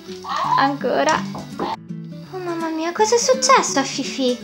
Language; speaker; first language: Italian; native; Italian